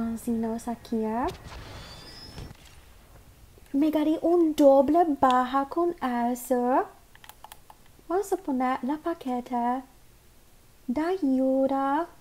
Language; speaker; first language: Spanish; non-native, learner; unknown